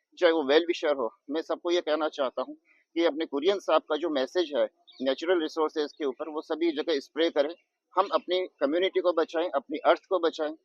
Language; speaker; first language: Hindi; non-native, local second language; Gujarati